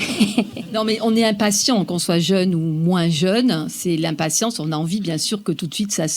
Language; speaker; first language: French; native; French